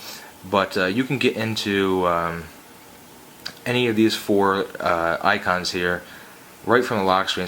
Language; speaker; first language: English; native; English